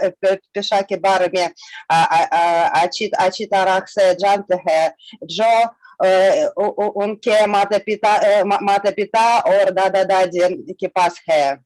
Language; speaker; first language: Hindi; non-native, learner; Russian